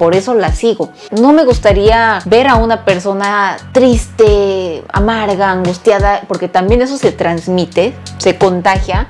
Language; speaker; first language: Spanish; early bilingual, other home language; Korean